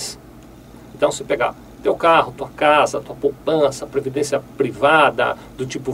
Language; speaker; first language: Portuguese; native; Portuguese